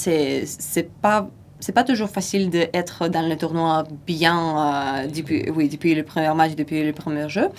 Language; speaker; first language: French; non-native, fluent; Russian